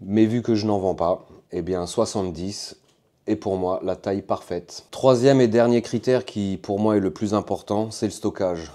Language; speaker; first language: French; native; French